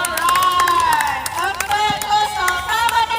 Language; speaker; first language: Malay; native; Malay